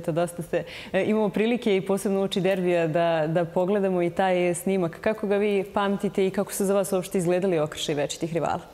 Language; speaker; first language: Serbian; native; Serbian